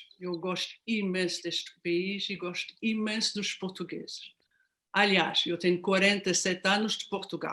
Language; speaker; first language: Portuguese; non-native, fluent; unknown